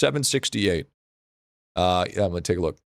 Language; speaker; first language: English; native; English